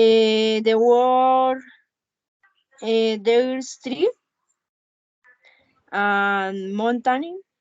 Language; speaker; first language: English; non-native, learner; Spanish